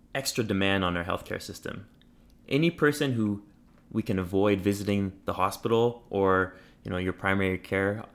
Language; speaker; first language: English; native; English